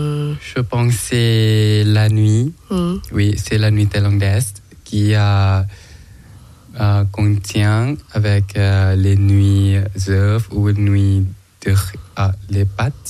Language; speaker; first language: French; non-native, learner; Thai